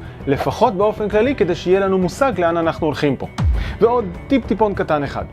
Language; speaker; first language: Hebrew; native; Hebrew